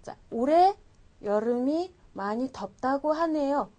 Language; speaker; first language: Korean; non-native, fluent; Mongolian